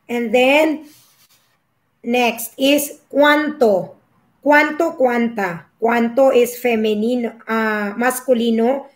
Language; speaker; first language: Spanish; non-native, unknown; Filipino